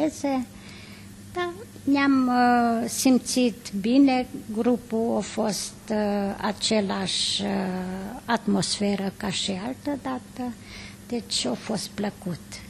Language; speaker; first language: Romanian; non-native, local second language; Hungarian